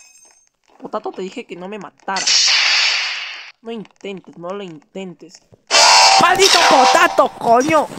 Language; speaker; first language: Spanish; native; Spanish